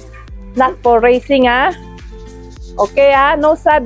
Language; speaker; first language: English; non-native, local second language; Filipino